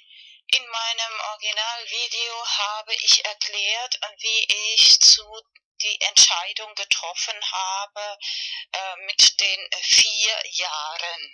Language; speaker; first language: German; non-native, fluent; Spanish